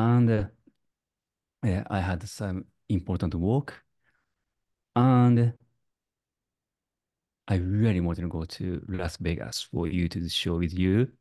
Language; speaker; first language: English; non-native, learner; Japanese